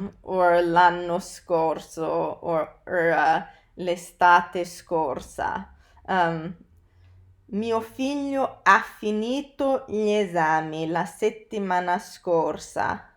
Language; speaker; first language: Italian; non-native, fluent; English